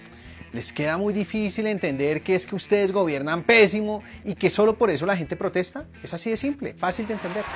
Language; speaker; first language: Spanish; native; Spanish